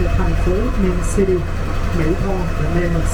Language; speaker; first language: English; non-native, learner; Vietnamese